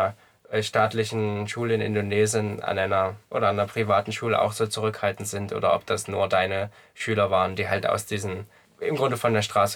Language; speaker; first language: German; native; German